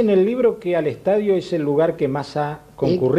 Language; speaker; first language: Spanish; native; Spanish